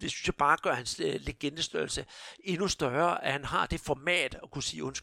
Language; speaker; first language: Danish; native; Danish